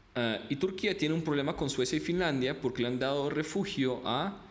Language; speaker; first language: Spanish; early bilingual, other home language; Russian